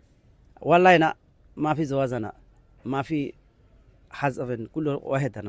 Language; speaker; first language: Arabic; non-native, learner; Bangla